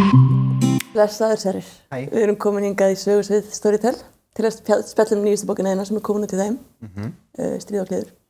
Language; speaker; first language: Icelandic; native; Icelandic